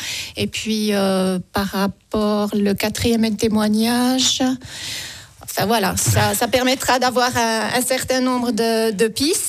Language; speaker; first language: French; native; French